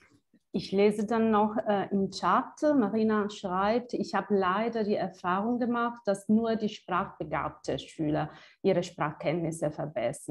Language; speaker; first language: German; non-native, fluent; Italian